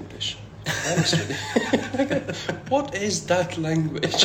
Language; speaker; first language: English; non-native, fluent; Russian